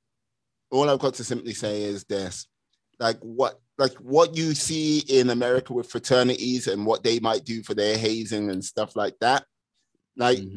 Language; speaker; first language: English; native; English